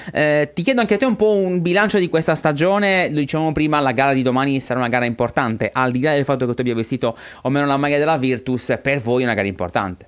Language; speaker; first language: Italian; native; Italian